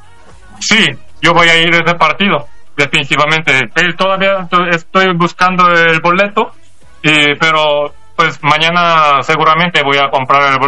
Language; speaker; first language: Spanish; non-native, fluent; Korean